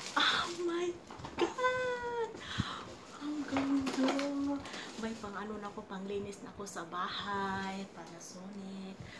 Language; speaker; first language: Filipino; non-native, local second language; Cebuano